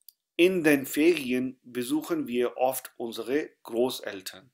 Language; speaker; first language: German; non-native, fluent; Urdu